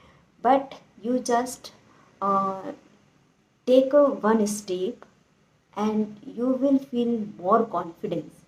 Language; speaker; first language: English; non-native, learner; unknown